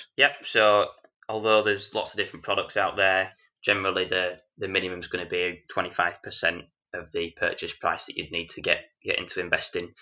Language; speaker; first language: English; native; English